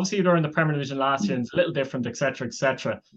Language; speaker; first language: English; native; English